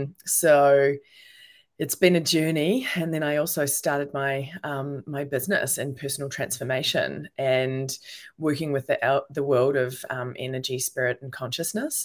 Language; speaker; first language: English; native; English